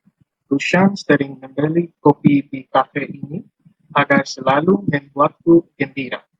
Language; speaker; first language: Indonesian; non-native, learner; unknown